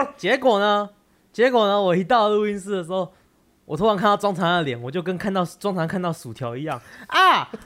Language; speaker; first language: Chinese; early bilingual, heritage; Chinese